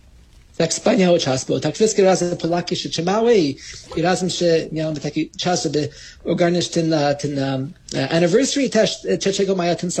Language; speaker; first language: Polish; early bilingual, heritage; Polish